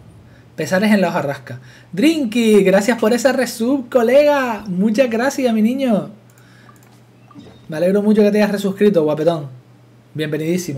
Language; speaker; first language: Spanish; native; Spanish